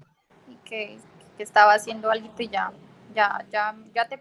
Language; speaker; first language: Spanish; native; Spanish